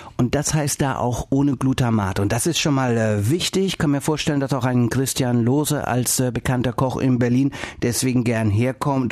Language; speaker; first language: German; native; German